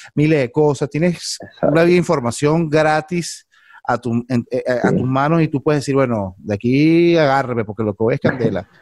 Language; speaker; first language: Spanish; native; Spanish